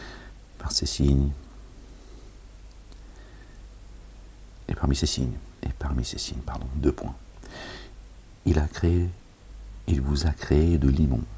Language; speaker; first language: French; native; French